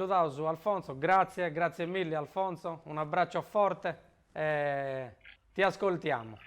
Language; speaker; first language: Italian; native; Italian